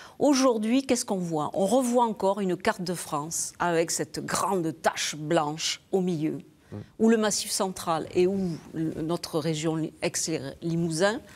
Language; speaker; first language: French; native; French